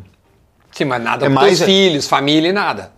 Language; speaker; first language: Portuguese; native; Portuguese